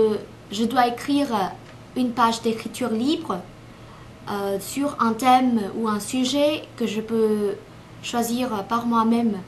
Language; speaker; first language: French; non-native, learner; Vietnamese